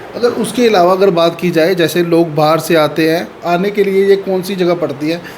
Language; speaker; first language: Hindi; non-native, local second language; Punjabi